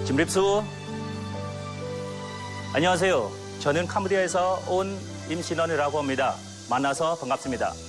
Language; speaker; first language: Korean; non-native, learner; Khmer